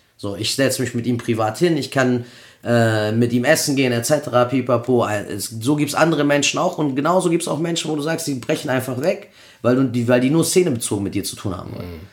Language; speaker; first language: German; early bilingual, other home language; Spanish